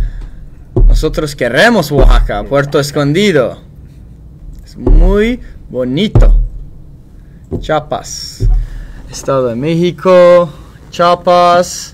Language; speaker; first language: Spanish; non-native, learner; Turkish